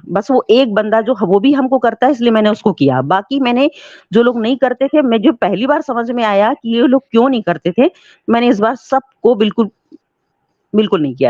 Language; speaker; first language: Hindi; native; Hindi